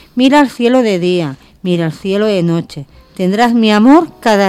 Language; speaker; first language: Spanish; non-native, local second language; Catalan